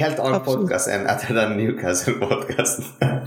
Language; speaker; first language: Norwegian; non-native, fluent; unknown